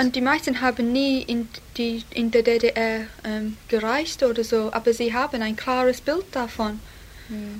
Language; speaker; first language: German; non-native, learner; English